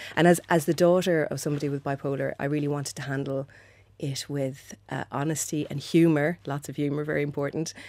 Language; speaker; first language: English; native; English